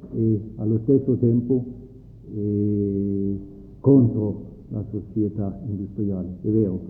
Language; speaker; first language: Italian; non-native, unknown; German